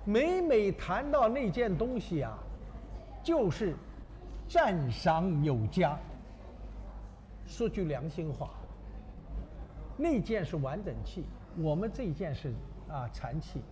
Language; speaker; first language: Chinese; native; Chinese